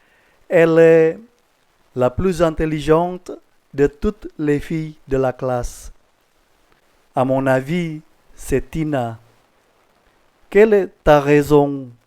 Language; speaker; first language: French; non-native, fluent; Indonesian